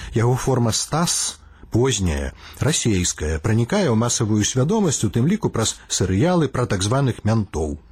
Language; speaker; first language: Belarusian; native; Belarusian